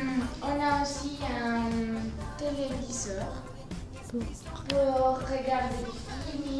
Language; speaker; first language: French; non-native, learner; Spanish